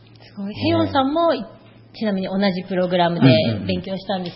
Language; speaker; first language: Japanese; native; Japanese